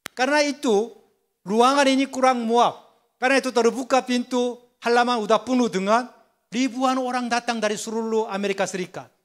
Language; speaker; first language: Indonesian; non-native, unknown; Korean